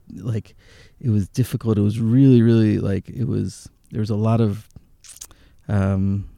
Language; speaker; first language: English; early bilingual, other home language; Hebrew